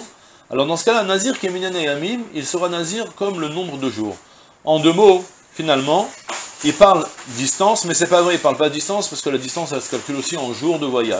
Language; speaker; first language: French; native; French